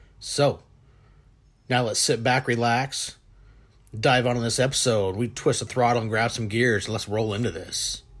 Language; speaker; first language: English; native; English